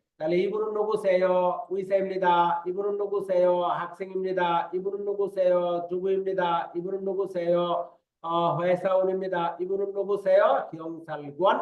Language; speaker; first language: Korean; non-native, fluent; Bangla